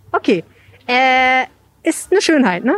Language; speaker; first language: German; native; German